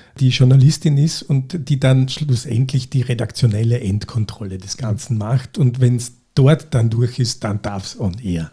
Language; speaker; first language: German; native; German